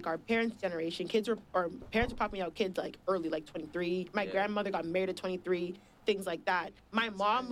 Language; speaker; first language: English; native; English